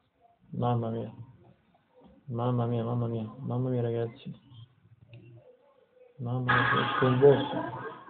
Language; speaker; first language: Italian; native; Italian